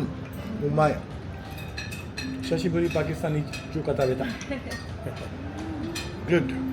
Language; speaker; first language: Japanese; non-native, fluent; Urdu